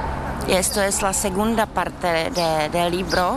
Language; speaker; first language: Spanish; non-native, fluent; Czech